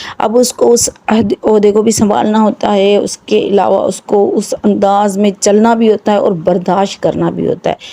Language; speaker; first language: Urdu; non-native, local second language; Sindhi